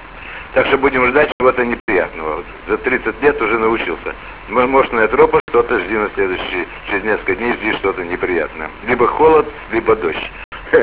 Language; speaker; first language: Russian; native; Russian